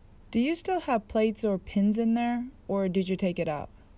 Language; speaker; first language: English; non-native, fluent; Japanese